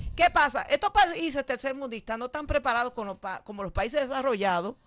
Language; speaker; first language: Spanish; native; Spanish